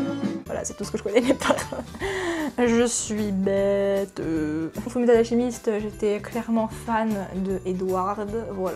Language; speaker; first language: French; native; French